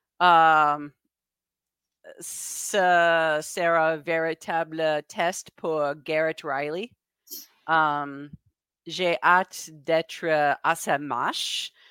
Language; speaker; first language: French; non-native, learner; English